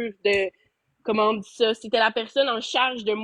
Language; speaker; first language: French; native; French